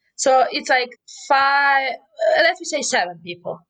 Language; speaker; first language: English; non-native, fluent; Serbian